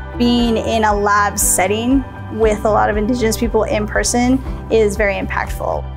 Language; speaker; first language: English; native; English